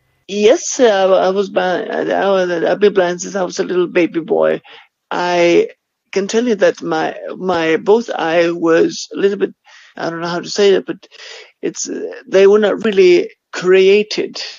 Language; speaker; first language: English; non-native, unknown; Swedish